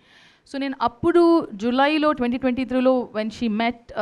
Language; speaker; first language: Telugu; non-native, fluent; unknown